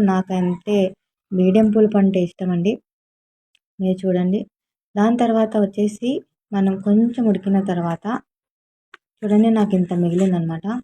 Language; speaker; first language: Telugu; non-native, local second language; Urdu